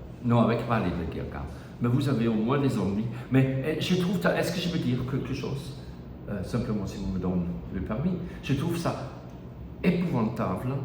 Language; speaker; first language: French; non-native, learner; German